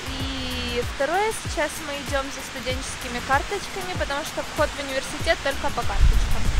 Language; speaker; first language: Russian; native; Russian